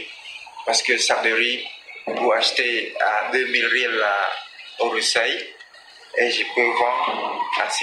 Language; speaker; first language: French; non-native, learner; Khmer